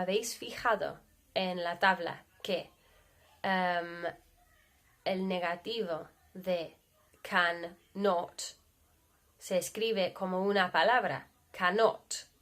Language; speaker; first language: Spanish; non-native, fluent; English